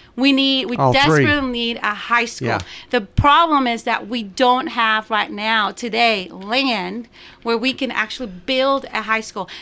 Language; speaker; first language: English; non-native, fluent; Spanish